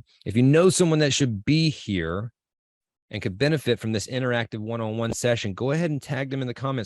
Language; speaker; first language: English; native; English